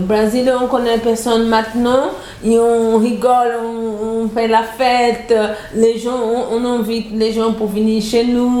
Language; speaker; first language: French; non-native, learner; Portuguese